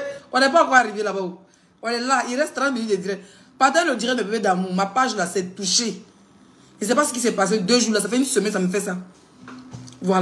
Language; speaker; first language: French; non-native, local second language; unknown